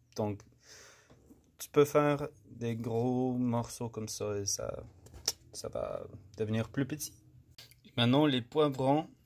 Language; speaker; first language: French; non-native, fluent; English